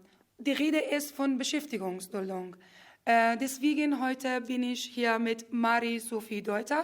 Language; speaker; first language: German; non-native, fluent; Pashto